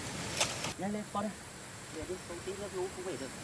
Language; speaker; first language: Vietnamese; native; Vietnamese